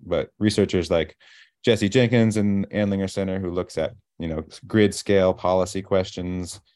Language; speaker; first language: English; native; English